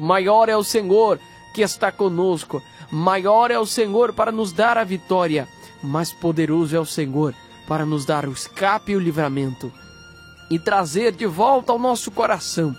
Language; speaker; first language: Portuguese; native; Portuguese